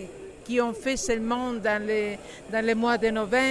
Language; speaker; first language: French; non-native, fluent; Italian